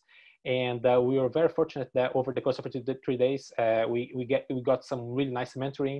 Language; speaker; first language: English; non-native, fluent; Portuguese